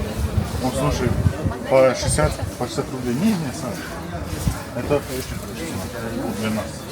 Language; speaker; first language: Russian; native; Russian